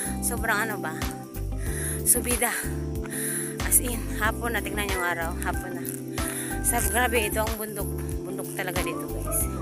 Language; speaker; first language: Filipino; non-native, local second language; Cebuano